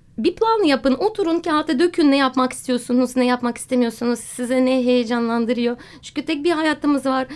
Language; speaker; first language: Turkish; non-native, fluent; Russian